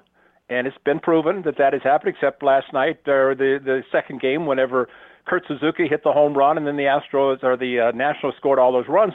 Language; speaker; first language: English; native; English